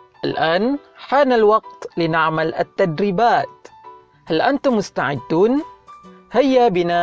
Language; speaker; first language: Arabic; non-native, fluent; Malay